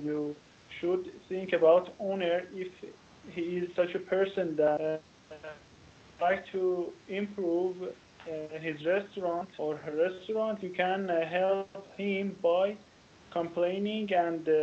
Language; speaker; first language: English; non-native, learner; Persian